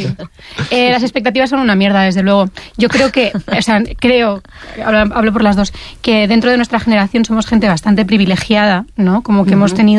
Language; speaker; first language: Spanish; native; Spanish